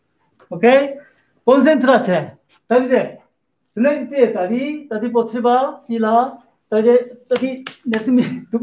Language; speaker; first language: Czech; non-native, learner; Korean